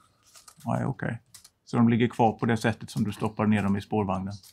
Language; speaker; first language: Swedish; native; Swedish